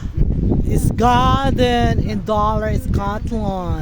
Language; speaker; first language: English; non-native, local second language; Filipino